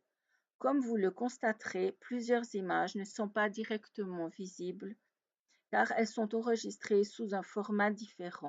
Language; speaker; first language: French; native; French